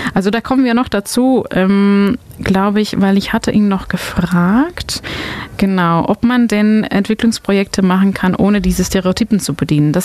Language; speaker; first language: German; non-native, fluent; Dutch